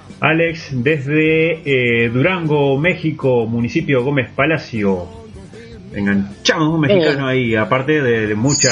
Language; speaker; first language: Spanish; native; Spanish